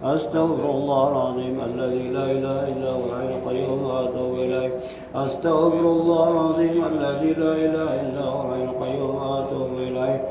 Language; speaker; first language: Arabic; non-native, fluent; Indonesian